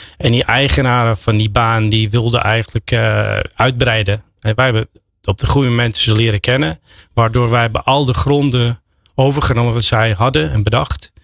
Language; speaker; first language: Dutch; non-native, fluent; English